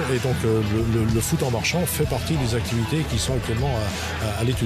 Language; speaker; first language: French; native; French